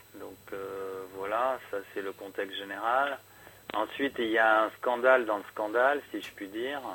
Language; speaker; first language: French; native; French